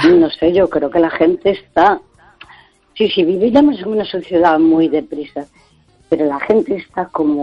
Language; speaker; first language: Spanish; native; Spanish